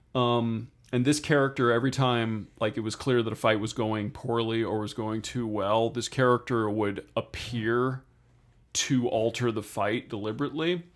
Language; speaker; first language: English; native; English